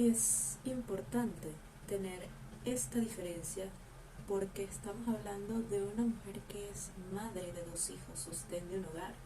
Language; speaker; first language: Spanish; native; Spanish